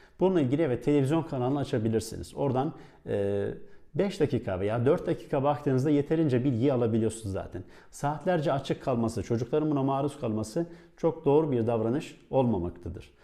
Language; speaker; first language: Turkish; native; Turkish